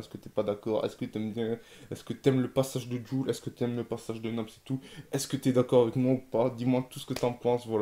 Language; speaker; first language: French; native; French